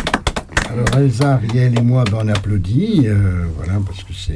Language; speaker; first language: French; native; French